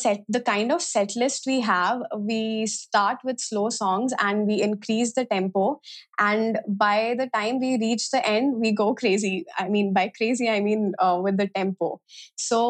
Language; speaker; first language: English; non-native, local second language; Hindi